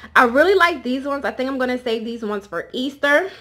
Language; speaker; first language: English; native; English